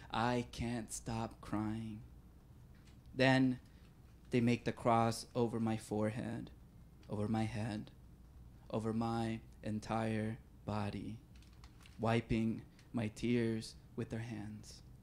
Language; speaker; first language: English; early bilingual, other home language; Spanish